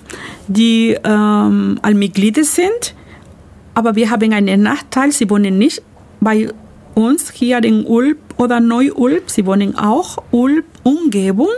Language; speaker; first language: German; non-native, learner; Spanish